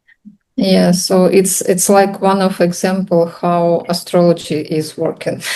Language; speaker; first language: English; non-native, learner; Russian